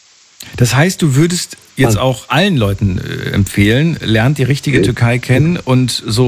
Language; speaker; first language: German; native; German